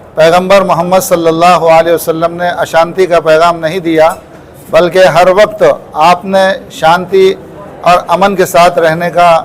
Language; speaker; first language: Urdu; native; Urdu